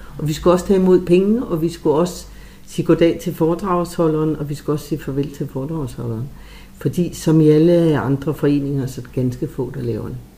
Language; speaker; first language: Danish; native; Danish